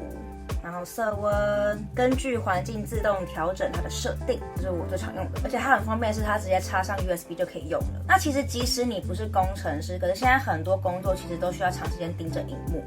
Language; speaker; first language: Chinese; native; Chinese